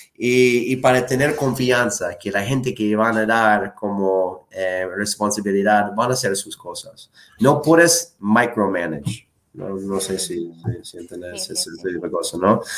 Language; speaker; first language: Spanish; non-native, fluent; English